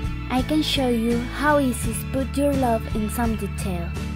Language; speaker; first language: English; non-native, learner; Spanish